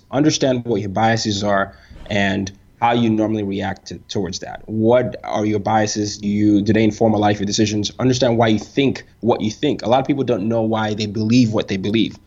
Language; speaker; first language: English; non-native, local second language; Yoruba